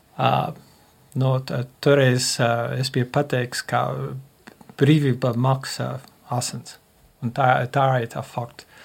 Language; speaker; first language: Latvian; early bilingual, heritage; Latvian